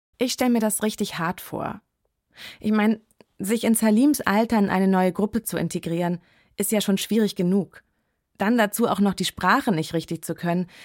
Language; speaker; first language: German; native; German